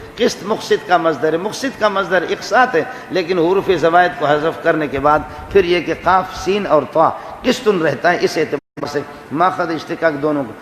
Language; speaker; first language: Urdu; non-native, local second language; Baluchi